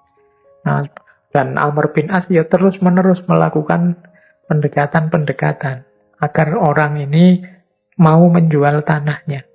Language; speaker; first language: Indonesian; native; Indonesian